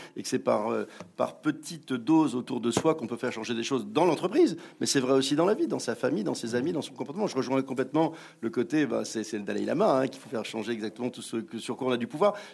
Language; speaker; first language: French; native; French